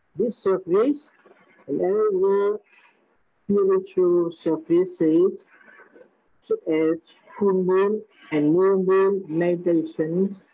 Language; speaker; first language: English; non-native, learner; Vietnamese